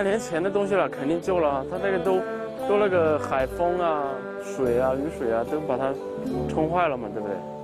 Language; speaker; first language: Chinese; native; Chinese